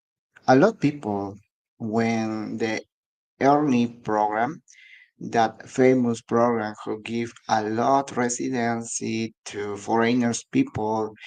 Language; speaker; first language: English; non-native, learner; Spanish